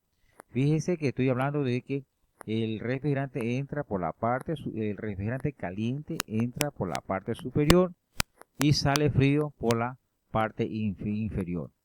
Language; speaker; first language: Spanish; native; Spanish